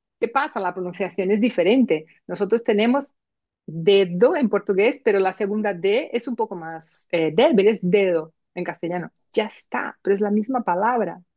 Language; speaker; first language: Spanish; early bilingual, heritage; Spanish